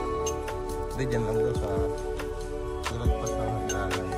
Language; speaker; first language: Filipino; native; Filipino